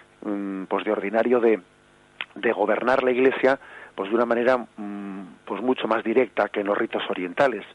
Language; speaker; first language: Spanish; native; Spanish